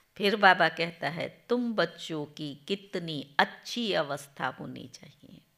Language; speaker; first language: Hindi; non-native, local second language; Gujarati